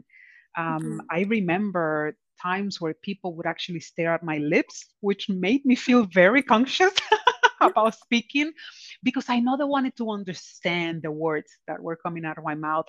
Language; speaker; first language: English; non-native, fluent; Spanish